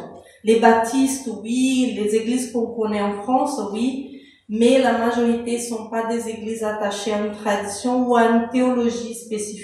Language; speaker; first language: French; non-native, fluent; Portuguese